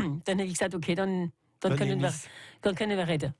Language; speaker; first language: German; non-native, local second language; French